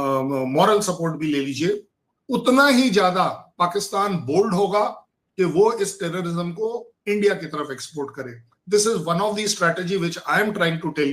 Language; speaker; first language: Hindi; native; Hindi